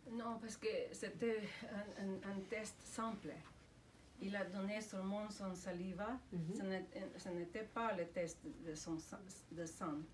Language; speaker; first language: French; non-native, fluent; Slovenian